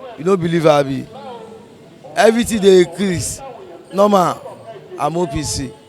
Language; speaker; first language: Nigerian Pidgin; non-native, local second language; Yoruba